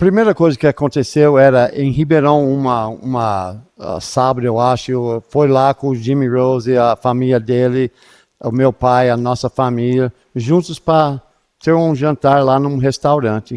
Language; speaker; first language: Portuguese; non-native, fluent; English